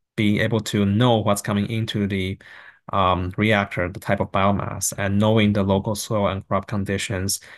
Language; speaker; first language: English; non-native, fluent; Chinese